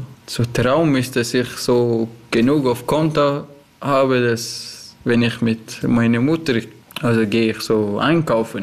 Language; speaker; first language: German; non-native, learner; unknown